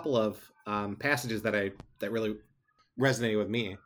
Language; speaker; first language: English; native; English